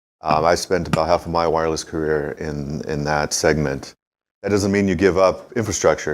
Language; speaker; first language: English; native; English